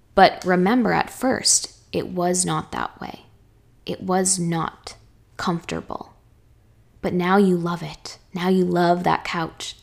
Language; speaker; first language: English; native; English